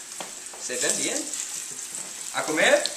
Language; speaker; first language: Spanish; non-native, learner; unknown